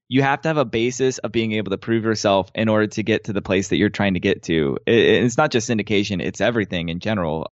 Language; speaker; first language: English; native; English